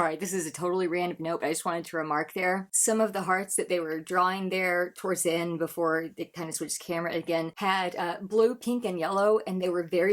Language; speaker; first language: English; native; English